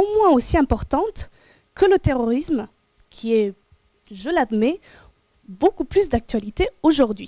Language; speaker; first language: French; non-native, fluent; Romanian